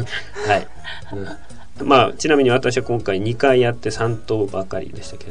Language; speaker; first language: Japanese; native; Japanese